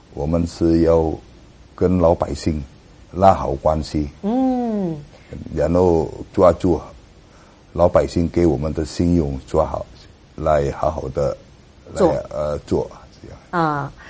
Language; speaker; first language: Chinese; non-native, learner; Indonesian